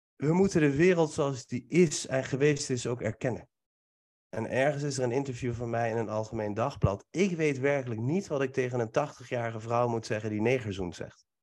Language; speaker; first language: Dutch; early bilingual, other home language; Persian